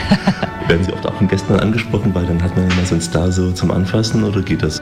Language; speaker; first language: German; native; German